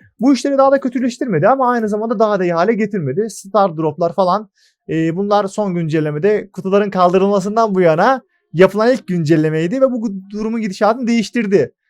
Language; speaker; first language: Turkish; native; Turkish